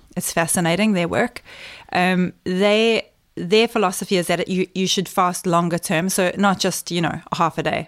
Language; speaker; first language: English; native; English